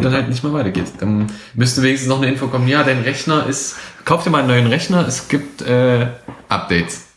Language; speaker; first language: German; native; German